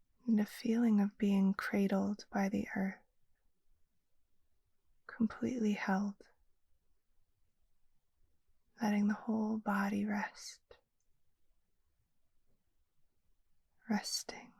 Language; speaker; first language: English; native; English